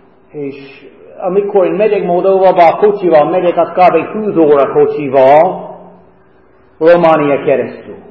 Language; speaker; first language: Hungarian; non-native, fluent; English